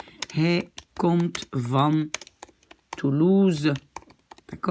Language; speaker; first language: Dutch; non-native, fluent; French